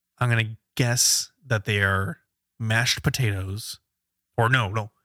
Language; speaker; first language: English; native; English